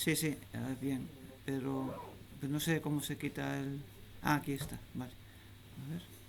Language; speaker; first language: Spanish; native; Spanish